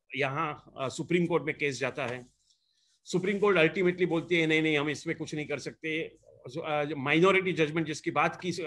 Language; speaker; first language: Hindi; non-native, local second language; Gujarati